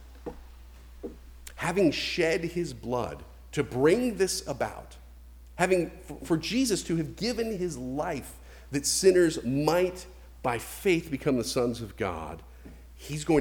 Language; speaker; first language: English; native; English